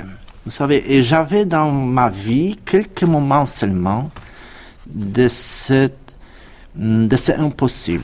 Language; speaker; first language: French; non-native, fluent; Polish